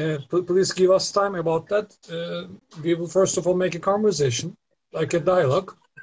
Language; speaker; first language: English; non-native, learner; Turkish